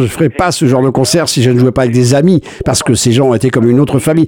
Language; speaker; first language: French; native; French